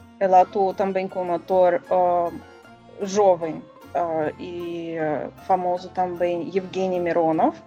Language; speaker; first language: Portuguese; non-native, learner; Russian